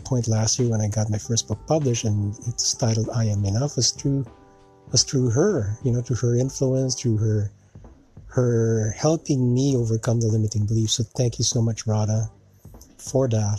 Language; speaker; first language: English; non-native, local second language; Filipino